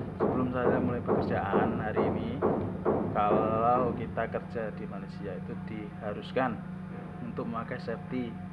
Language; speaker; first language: Indonesian; non-native, local second language; Javanese